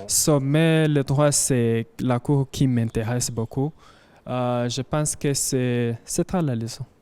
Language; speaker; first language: French; non-native, learner; Kinyarwanda